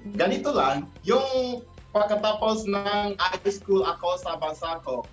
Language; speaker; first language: Filipino; non-native, learner; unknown